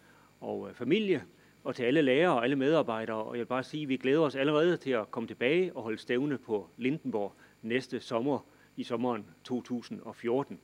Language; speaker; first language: Danish; native; Danish